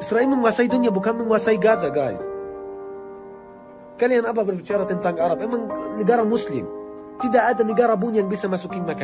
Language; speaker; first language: Indonesian; non-native, fluent; Arabic